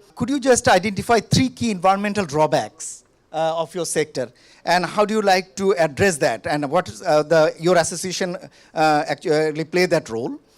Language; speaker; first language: English; non-native, local second language; Bangla